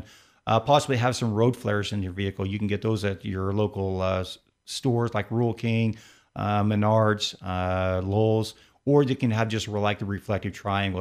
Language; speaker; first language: English; native; English